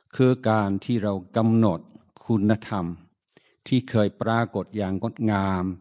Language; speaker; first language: Thai; non-native, fluent; English